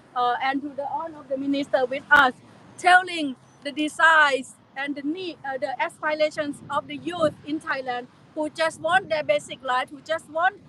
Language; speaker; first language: English; non-native, fluent; Thai